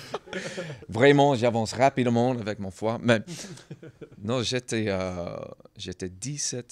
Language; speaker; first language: French; non-native, learner; English